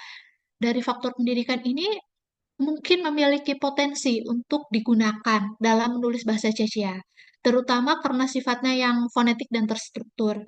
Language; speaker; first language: Indonesian; native; Indonesian